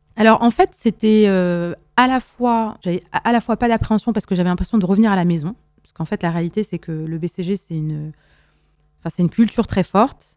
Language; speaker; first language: French; non-native, local second language; Arabic